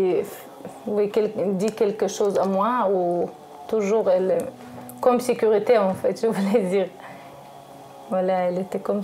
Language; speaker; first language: French; non-native, learner; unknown